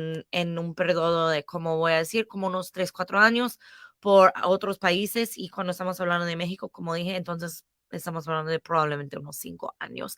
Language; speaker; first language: Spanish; non-native, fluent; English